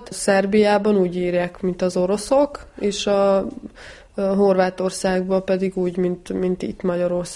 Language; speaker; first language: Hungarian; early bilingual, heritage; Hungarian